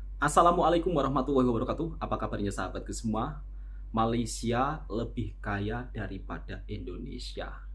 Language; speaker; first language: Indonesian; native; Indonesian